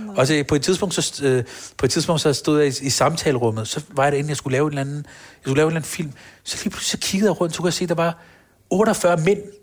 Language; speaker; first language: Danish; early bilingual, other home language; Urdu